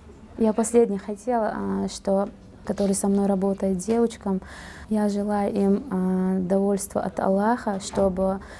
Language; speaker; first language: Russian; non-native, fluent; Uzbek